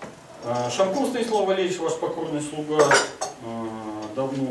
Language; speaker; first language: Russian; native; Russian